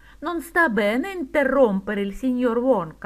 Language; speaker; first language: Italian; non-native, fluent; Ukrainian